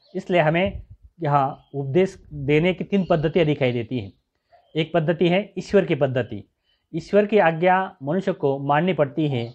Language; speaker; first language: Hindi; non-native, local second language; Marathi